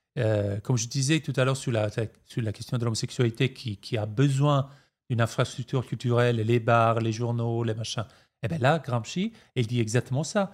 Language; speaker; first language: French; non-native, fluent; Italian